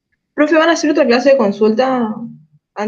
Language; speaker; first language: Spanish; native; Spanish